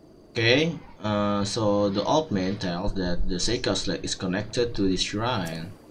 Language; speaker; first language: English; non-native, learner; Indonesian